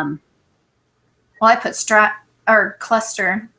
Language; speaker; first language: English; native; English